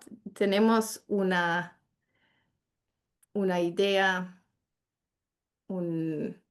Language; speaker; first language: Spanish; non-native, fluent; English